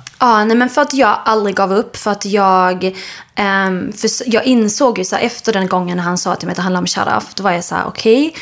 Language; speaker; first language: Swedish; early bilingual, other home language; Arabic